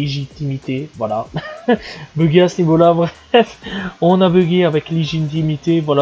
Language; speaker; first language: French; native; French